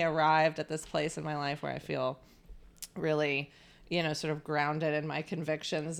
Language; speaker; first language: English; native; English